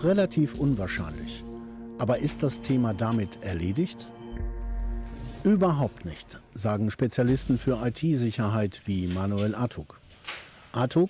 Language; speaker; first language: German; native; German